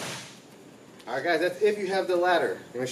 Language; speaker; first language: English; native; English